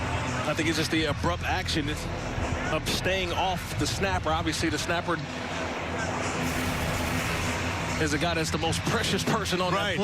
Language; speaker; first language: English; native; English